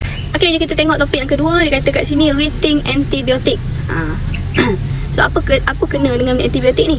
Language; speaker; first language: Malay; native; Malay